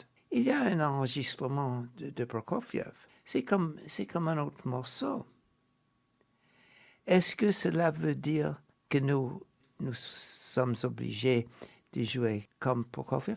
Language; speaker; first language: French; non-native, fluent; English